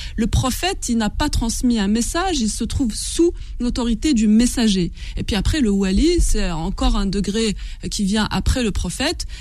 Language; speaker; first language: French; non-native, local second language; Kabyle